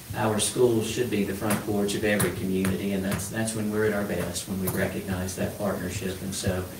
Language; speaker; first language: English; native; English